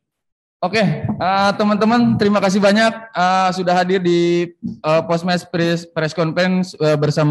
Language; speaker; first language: Indonesian; native; Indonesian